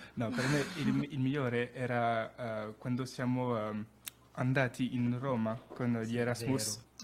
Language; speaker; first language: Italian; non-native, fluent; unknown